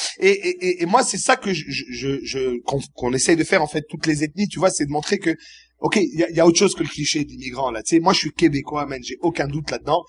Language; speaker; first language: French; early bilingual, other home language; Arabic